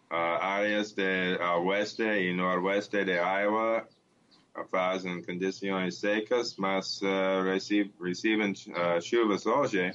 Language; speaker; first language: Portuguese; non-native, learner; English